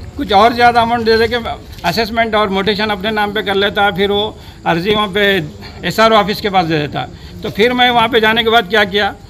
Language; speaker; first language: Hindi; non-native, local second language; Urdu